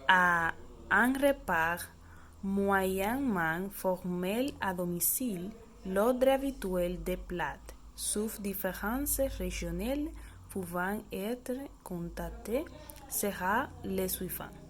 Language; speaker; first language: French; non-native, learner; Spanish